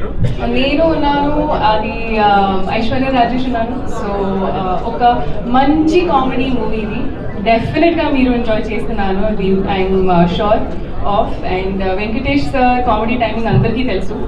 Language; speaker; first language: Telugu; non-native, learner; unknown